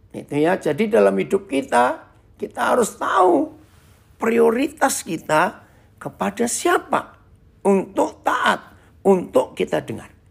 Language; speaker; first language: Indonesian; native; Indonesian